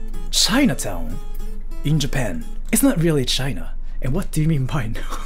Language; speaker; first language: English; early bilingual, other home language; Japanese